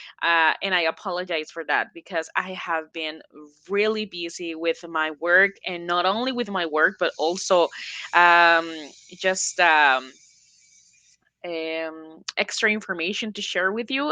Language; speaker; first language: English; non-native, fluent; Spanish